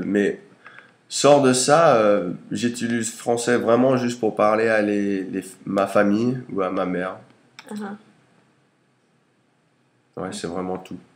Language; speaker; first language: French; early bilingual, heritage; English